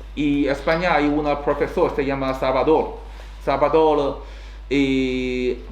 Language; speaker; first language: Spanish; non-native, learner; Chinese